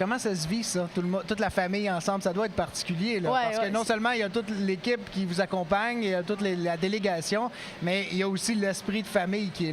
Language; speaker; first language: French; native; French